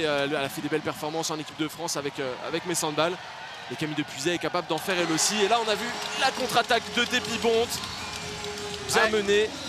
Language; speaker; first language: French; native; French